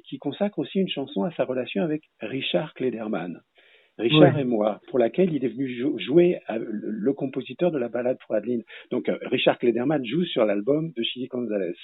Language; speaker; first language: French; native; French